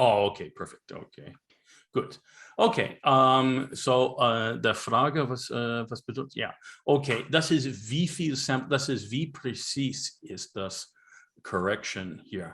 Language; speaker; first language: German; non-native, learner; English